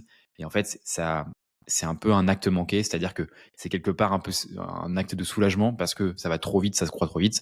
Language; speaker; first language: French; native; French